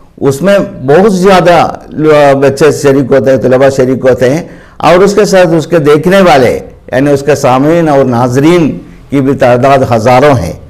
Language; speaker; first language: Urdu; non-native, local second language; Malayalam